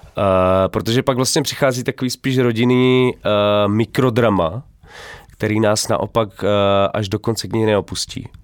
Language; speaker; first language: Czech; native; Czech